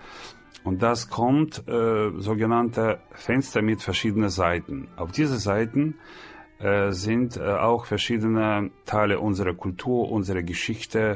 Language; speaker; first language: German; non-native, learner; Russian